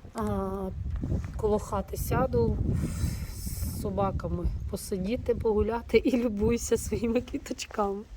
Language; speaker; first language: Ukrainian; native; Ukrainian